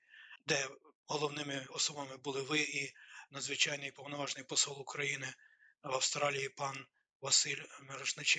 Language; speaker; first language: Ukrainian; native; Ukrainian